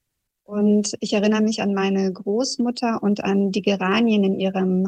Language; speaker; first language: German; early bilingual, other home language; Russian